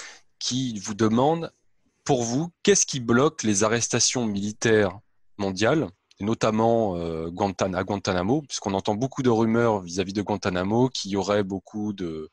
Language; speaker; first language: French; native; French